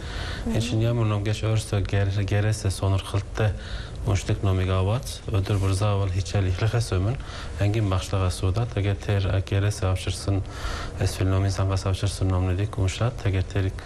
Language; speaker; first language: Mongolian; non-native, fluent; Turkish